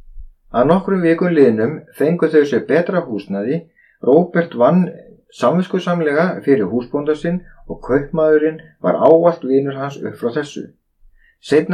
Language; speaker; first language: Icelandic; native; Icelandic